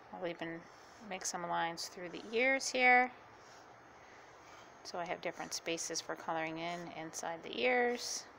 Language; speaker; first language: English; native; English